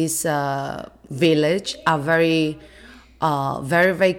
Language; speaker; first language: English; non-native, fluent; Chinese